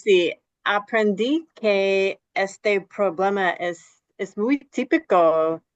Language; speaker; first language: Spanish; non-native, learner; English